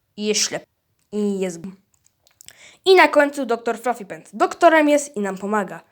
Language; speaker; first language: Polish; early bilingual, heritage; Polish